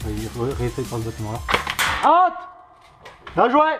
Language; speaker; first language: French; native; French